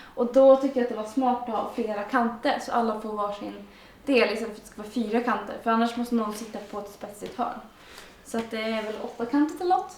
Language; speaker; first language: Swedish; native; Swedish